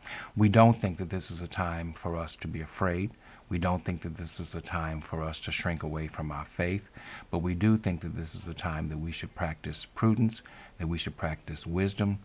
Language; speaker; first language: English; native; English